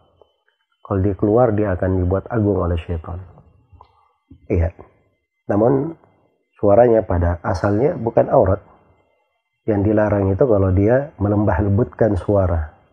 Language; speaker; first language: Indonesian; native; Indonesian